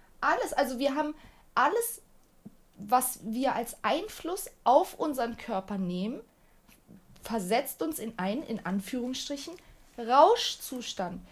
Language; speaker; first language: German; early bilingual, other home language; Turkish